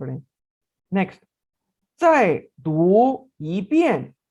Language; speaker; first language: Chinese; non-native, fluent; Urdu